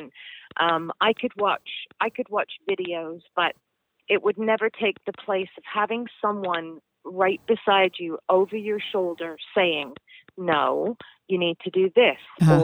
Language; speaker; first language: English; native; English